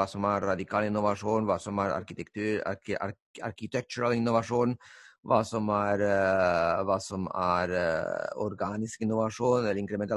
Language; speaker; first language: Norwegian; non-native, fluent; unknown